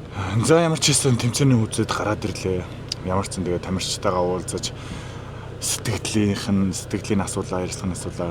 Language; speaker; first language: Mongolian; native; Mongolian